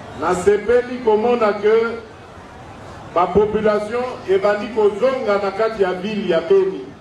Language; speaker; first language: Lingala; non-native, local second language; Luba-Lulua